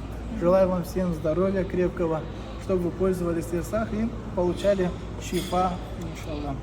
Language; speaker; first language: Russian; non-native, fluent; Turkish